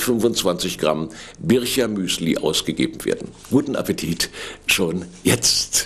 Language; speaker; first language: German; native; German